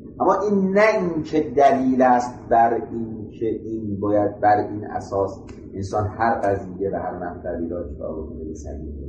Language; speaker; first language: Persian; non-native, local second language; Arabic